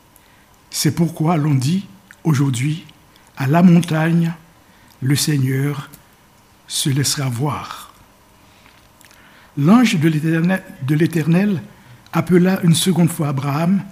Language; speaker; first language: French; native; French